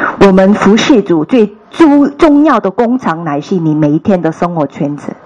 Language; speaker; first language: Chinese; non-native, fluent; Korean